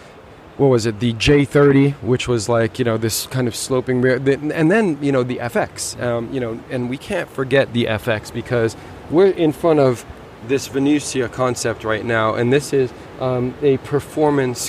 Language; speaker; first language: English; native; English